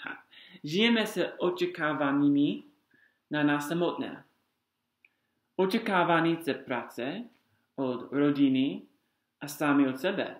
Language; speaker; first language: Czech; non-native, fluent; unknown